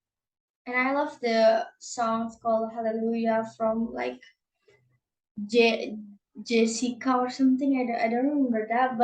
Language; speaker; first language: English; non-native, learner; Indonesian